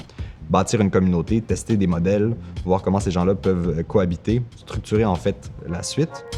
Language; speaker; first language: French; native; French